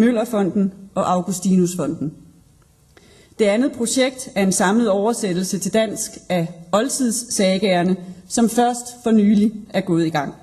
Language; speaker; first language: Danish; native; Danish